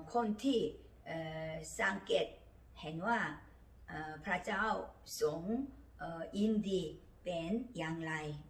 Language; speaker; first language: Thai; non-native, learner; Korean